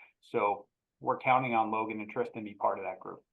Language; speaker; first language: English; native; English